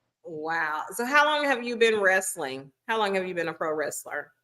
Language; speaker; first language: English; native; English